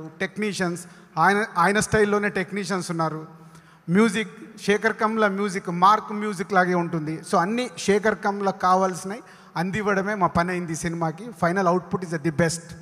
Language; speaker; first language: Telugu; native; Telugu